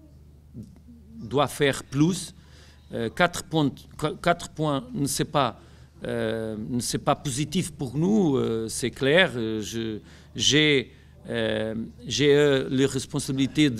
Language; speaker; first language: French; non-native, learner; Portuguese